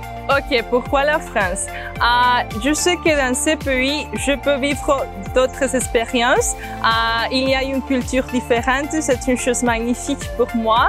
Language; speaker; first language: French; non-native, fluent; Spanish